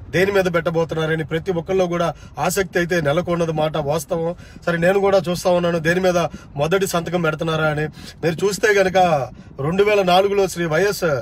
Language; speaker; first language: Telugu; native; Telugu